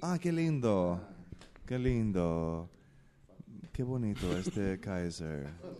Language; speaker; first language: Spanish; non-native, learner; English